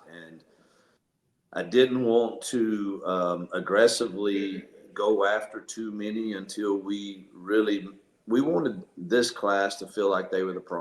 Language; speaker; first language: English; native; English